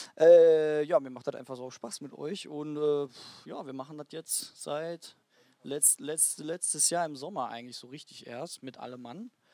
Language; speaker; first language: German; native; German